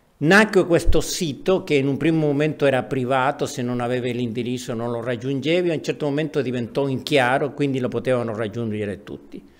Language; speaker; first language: Italian; non-native, fluent; Spanish